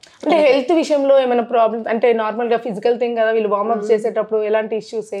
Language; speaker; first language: Telugu; native; Telugu